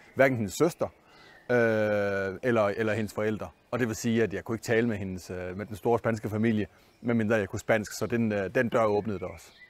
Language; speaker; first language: Danish; native; Danish